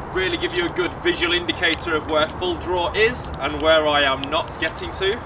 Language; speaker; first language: English; native; English